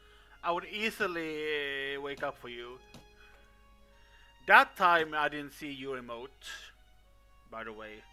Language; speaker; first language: English; non-native, fluent; Swedish